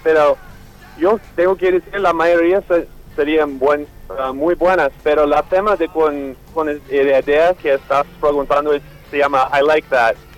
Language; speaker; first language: Spanish; non-native, learner; English